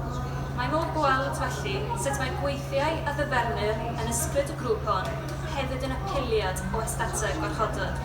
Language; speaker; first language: Welsh; native; Welsh